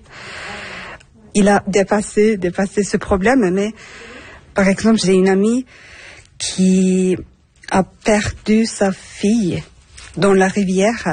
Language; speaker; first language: French; non-native, fluent; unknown